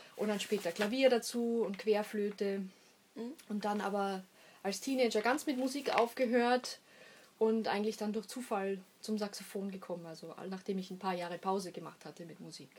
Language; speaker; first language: German; native; German